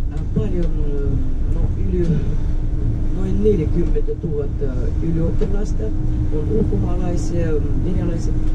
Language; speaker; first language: Finnish; non-native, fluent; Russian